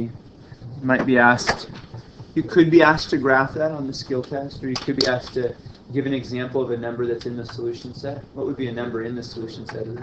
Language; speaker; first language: English; native; English